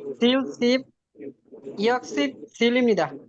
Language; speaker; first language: Korean; non-native, learner; Bangla